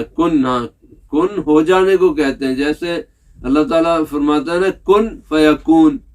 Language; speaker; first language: Urdu; native; Urdu